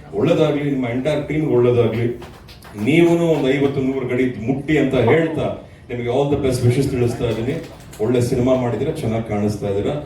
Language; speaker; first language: Kannada; native; Kannada